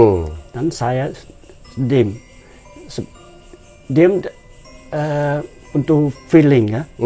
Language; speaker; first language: Indonesian; non-native, learner; Dutch